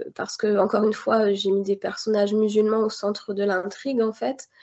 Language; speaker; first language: French; native; French